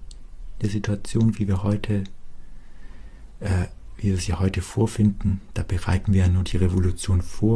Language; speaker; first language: German; native; German